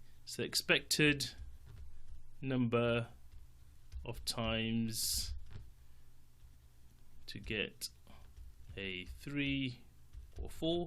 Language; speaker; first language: English; native; English